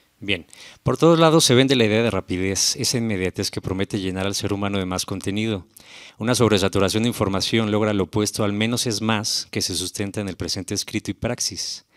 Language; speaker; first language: Spanish; native; Spanish